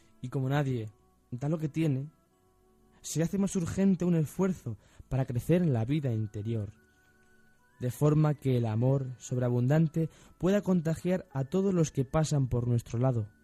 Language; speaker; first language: Spanish; native; Spanish